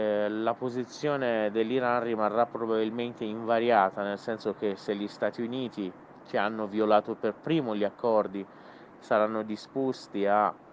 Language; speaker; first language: Italian; non-native, fluent; Persian